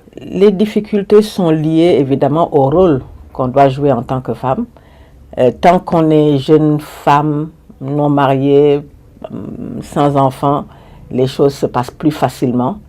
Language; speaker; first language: French; non-native, local second language; Wolof